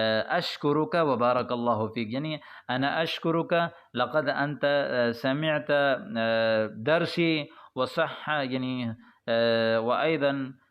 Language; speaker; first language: Arabic; non-native, fluent; Urdu